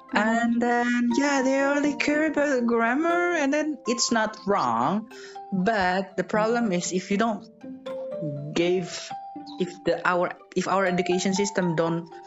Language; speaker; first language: English; non-native, fluent; Indonesian